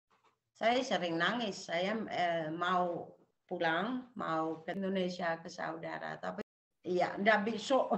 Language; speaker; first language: Indonesian; non-native, local second language; Javanese